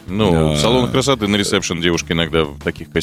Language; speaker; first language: Russian; native; Russian